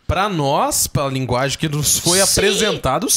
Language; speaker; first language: Portuguese; native; Portuguese